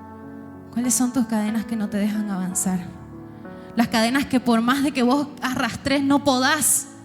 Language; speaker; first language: Spanish; native; Spanish